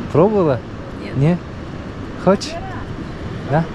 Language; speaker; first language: Russian; non-native, local second language; Tajik